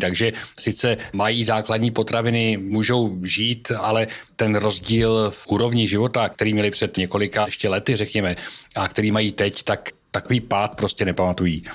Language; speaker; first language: Czech; native; Czech